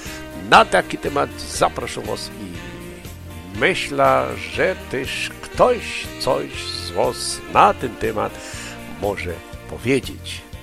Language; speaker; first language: Polish; early bilingual, heritage; Polish